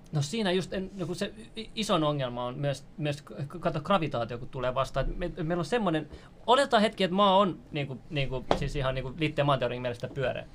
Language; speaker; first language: Finnish; native; Finnish